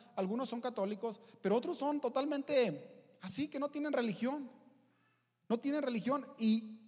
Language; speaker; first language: Spanish; native; Spanish